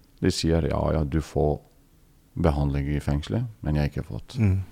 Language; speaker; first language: Norwegian; non-native, learner; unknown